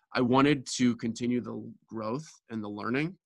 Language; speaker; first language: English; native; English